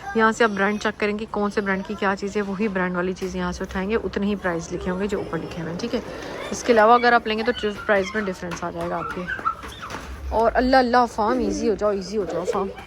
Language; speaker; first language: Urdu; native; Urdu